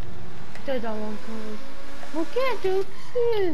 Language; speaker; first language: French; non-native, local second language; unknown